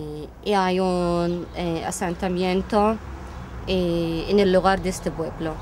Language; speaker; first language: Spanish; non-native, fluent; Arabic